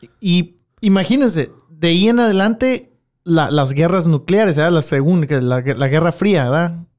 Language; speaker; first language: Spanish; early bilingual, heritage; Spanish